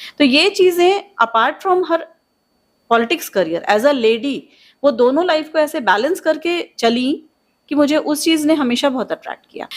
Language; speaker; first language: Hindi; native; Hindi